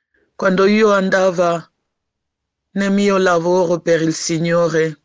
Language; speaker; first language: Italian; non-native, learner; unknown